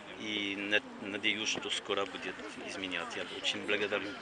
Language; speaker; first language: Russian; non-native, learner; French